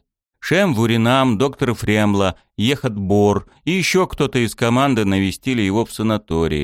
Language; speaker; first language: Russian; native; Russian